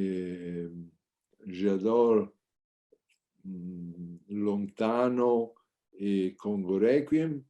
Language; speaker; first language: French; non-native, learner; Italian